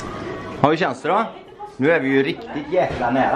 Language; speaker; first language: Swedish; native; Swedish